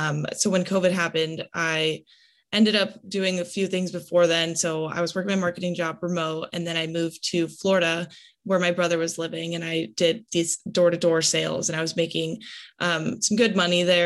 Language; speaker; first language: English; native; English